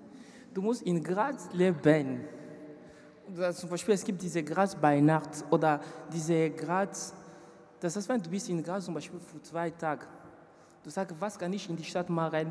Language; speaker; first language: German; non-native, learner; French